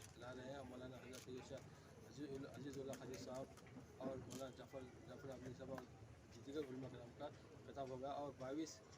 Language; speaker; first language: Urdu; native; Urdu